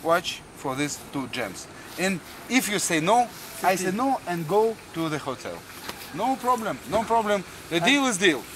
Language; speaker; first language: English; non-native, learner; Russian